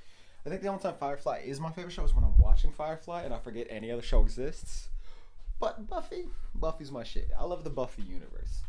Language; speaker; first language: English; native; English